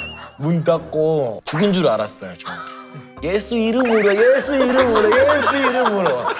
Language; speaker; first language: Korean; non-native, fluent; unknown